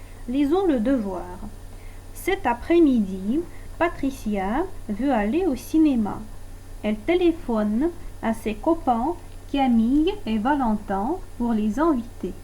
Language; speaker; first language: French; non-native, fluent; Russian